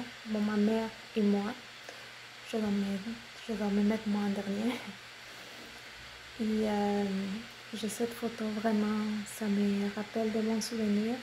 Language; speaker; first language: French; non-native, fluent; Spanish